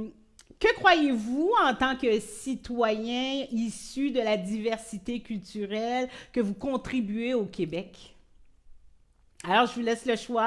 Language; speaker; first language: French; native; French